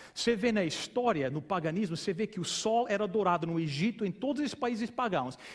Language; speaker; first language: Portuguese; non-native, fluent; English